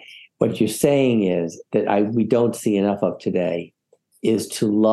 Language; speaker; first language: English; native; English